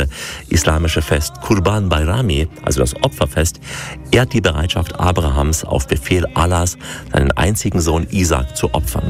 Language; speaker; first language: German; native; German